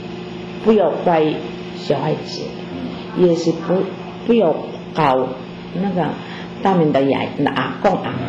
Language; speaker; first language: Chinese; non-native, learner; Filipino